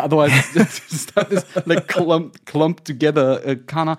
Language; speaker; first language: English; non-native, fluent; German